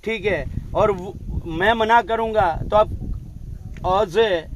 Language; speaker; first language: Hindi; non-native, local second language; Gujarati